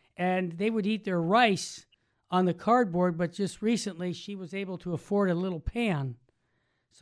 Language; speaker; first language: English; native; English